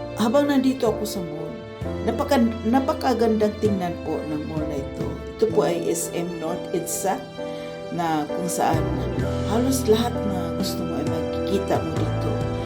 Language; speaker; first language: Filipino; non-native, local second language; Cebuano